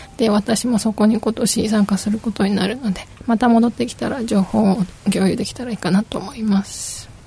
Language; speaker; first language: Japanese; native; Japanese